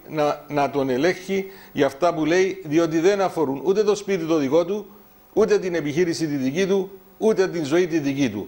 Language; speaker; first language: Greek; native; Greek